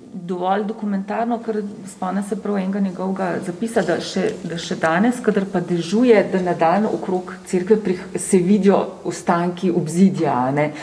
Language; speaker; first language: Slovenian; native; Slovenian